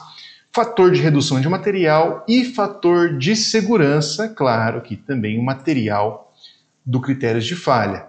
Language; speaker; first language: Portuguese; native; Portuguese